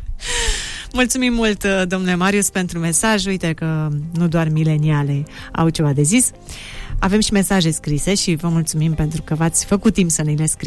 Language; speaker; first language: Romanian; native; Romanian